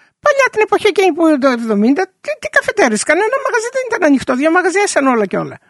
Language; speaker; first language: Greek; early bilingual, heritage; Greek